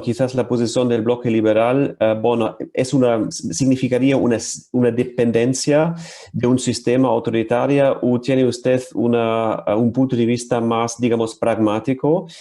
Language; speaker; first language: Spanish; non-native, fluent; German